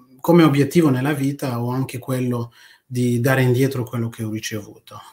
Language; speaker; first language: Italian; non-native, fluent; Kinyarwanda